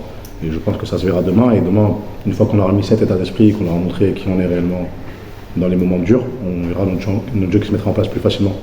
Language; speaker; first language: French; native; French